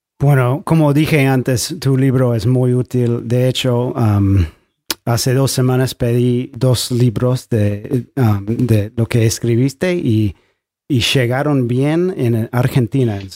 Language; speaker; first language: Spanish; non-native, fluent; English